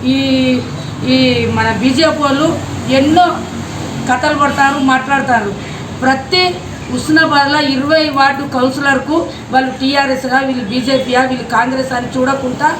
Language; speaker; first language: Telugu; non-native, local second language; Lambadi